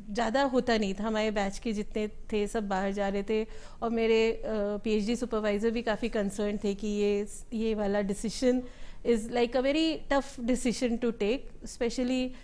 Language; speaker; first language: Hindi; native; Hindi